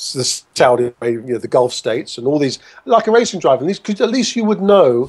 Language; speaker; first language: English; native; English